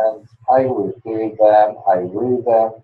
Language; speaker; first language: English; non-native, learner; Polish